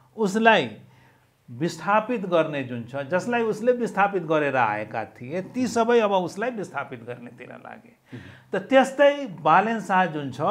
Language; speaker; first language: Nepali; non-native, local second language; Maithili